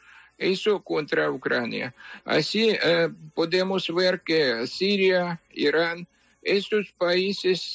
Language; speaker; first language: Spanish; non-native, fluent; Ukrainian